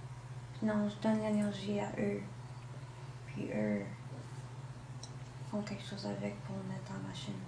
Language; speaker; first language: French; non-native, local second language; English